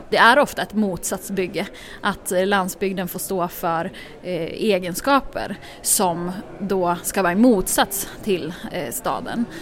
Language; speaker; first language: Swedish; native; Swedish